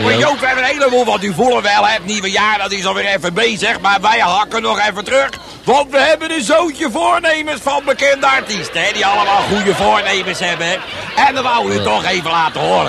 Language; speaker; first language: Dutch; native; Dutch